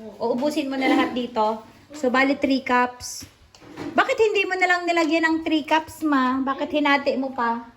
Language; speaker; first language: Filipino; non-native, local second language; Waray